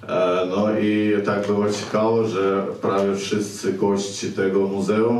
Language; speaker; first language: Polish; non-native, fluent; Ukrainian